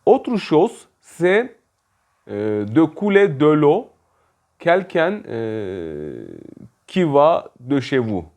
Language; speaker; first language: French; non-native, fluent; Turkish